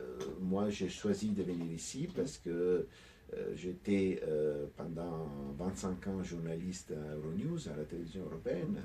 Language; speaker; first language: French; non-native, fluent; Italian